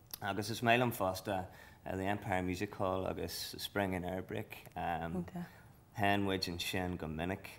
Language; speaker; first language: Irish; non-native, local second language; English